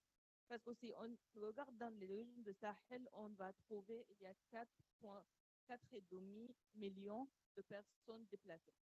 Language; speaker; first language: French; non-native, learner; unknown